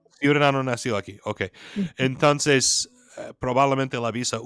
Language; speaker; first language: Spanish; non-native, fluent; English